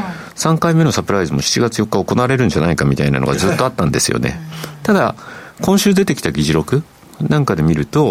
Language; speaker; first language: Japanese; native; Japanese